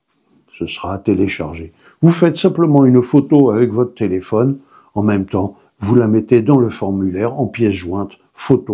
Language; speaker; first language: French; native; French